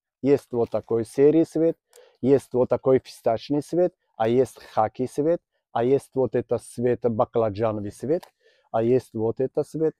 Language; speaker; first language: Russian; non-native, learner; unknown